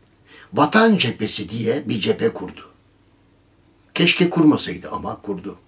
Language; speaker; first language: Turkish; native; Turkish